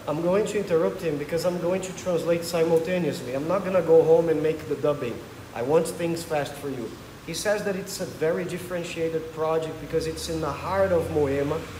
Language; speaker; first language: English; non-native, fluent; Portuguese